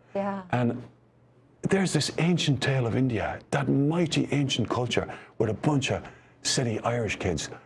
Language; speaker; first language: English; native; English